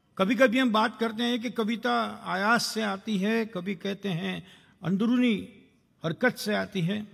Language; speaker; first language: Hindi; non-native, local second language; Gujarati